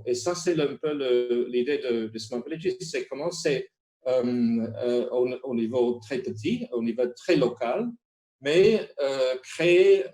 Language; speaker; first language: French; non-native, fluent; Spanish